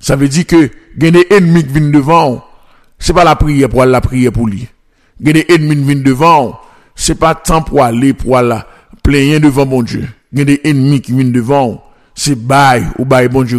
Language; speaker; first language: French; non-native, local second language; Haitian Creole